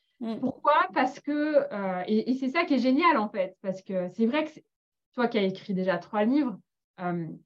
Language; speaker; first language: French; native; French